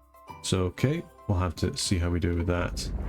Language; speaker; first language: English; native; English